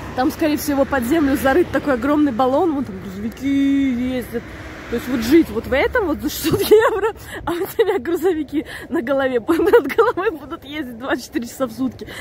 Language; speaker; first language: Russian; native; Russian